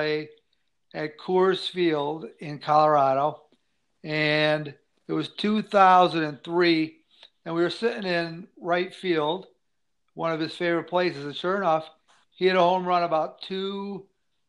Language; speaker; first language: English; native; English